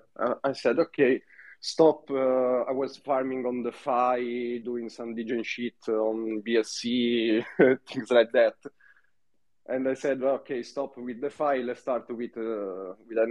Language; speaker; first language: English; non-native, fluent; Italian